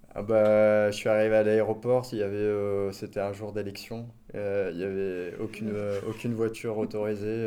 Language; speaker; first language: French; native; French